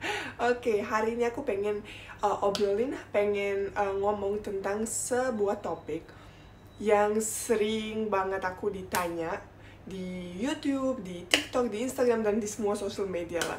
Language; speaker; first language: Indonesian; non-native, fluent; Bosnian